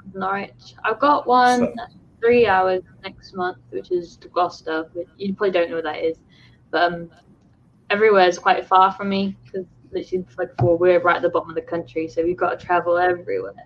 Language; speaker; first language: English; native; English